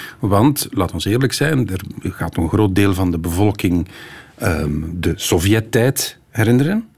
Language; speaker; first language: Dutch; native; Dutch